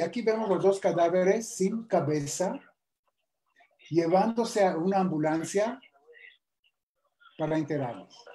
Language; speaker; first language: Spanish; non-native, fluent; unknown